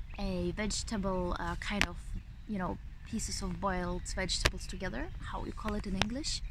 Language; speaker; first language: English; non-native, fluent; Ukrainian